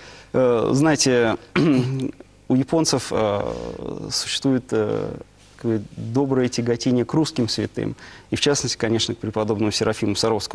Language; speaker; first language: Russian; native; Russian